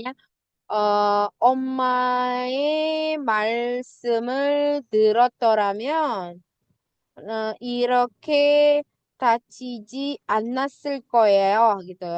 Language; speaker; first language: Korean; non-native, fluent; Indonesian